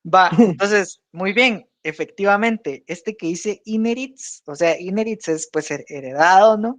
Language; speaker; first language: Spanish; native; Spanish